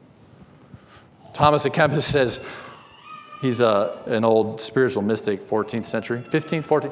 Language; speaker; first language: English; native; English